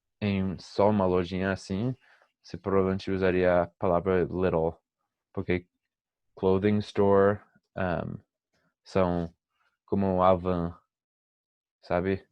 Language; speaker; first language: Portuguese; non-native, fluent; English